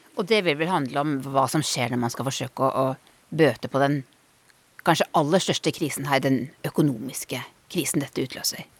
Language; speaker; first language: Norwegian; native; Norwegian